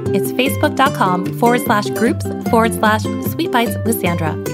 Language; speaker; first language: English; early bilingual, other home language; Norwegian